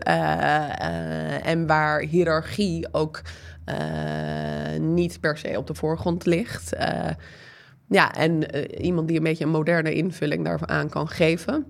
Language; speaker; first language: Dutch; non-native, fluent; English